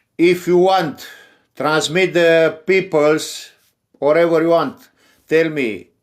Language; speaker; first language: English; non-native, learner; Romanian